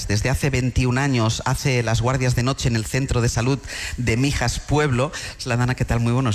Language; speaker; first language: Spanish; native; Spanish